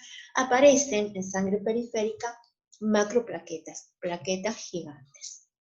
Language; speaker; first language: Spanish; native; Spanish